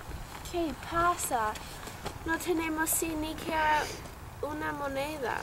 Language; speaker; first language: Spanish; non-native, learner; English